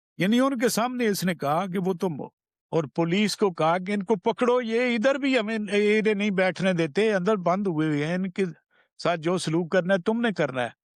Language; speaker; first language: Urdu; non-native, local second language; Punjabi